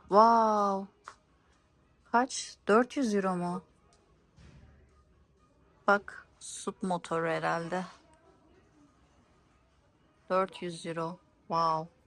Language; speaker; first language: Turkish; native; Turkish